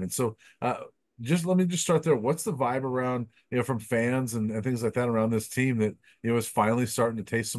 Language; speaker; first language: English; native; English